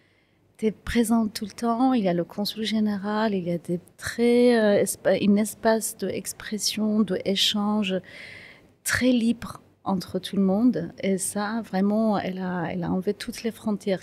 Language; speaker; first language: French; non-native, fluent; Kurdish